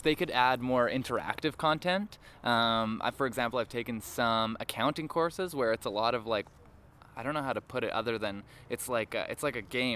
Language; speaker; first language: English; native; English